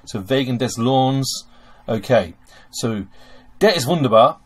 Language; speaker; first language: German; non-native, fluent; English